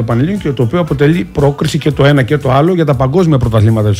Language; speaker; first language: Greek; native; Greek